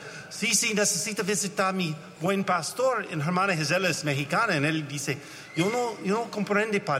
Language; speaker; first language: Spanish; non-native, learner; English